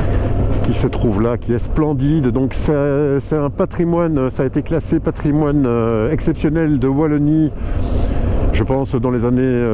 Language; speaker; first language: French; native; French